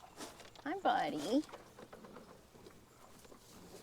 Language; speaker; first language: English; native; English